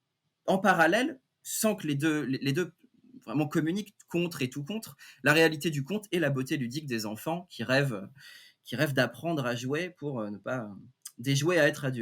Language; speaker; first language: French; native; French